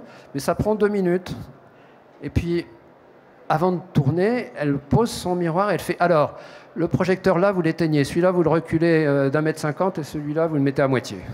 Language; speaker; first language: French; native; French